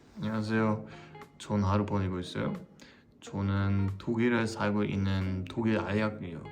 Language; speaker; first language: Korean; non-native, learner; German